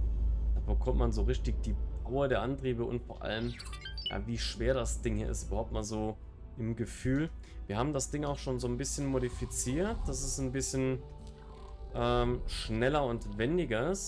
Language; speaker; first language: German; native; German